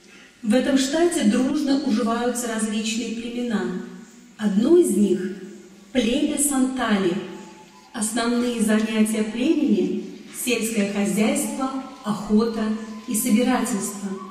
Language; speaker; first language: Russian; native; Russian